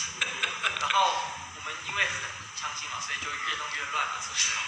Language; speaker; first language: Chinese; native; Chinese